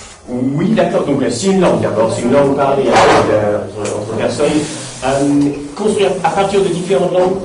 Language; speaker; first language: French; non-native, fluent; English